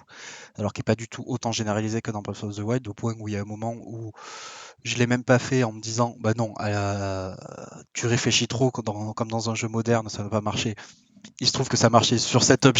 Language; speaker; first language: French; native; French